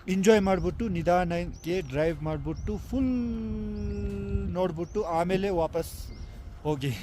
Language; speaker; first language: Kannada; non-native, local second language; Ladakhi